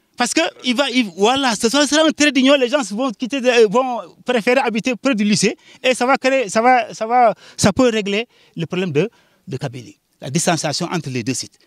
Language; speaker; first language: French; non-native, local second language; Jola-Fonyi